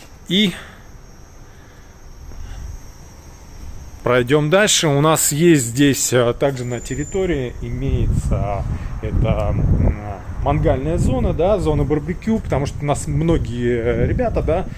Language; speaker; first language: Russian; native; Russian